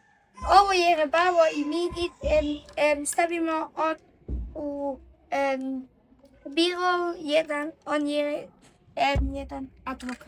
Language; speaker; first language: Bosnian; early bilingual, heritage; Bosnian